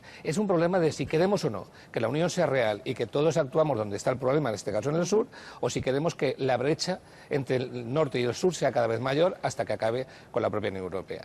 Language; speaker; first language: Spanish; native; Spanish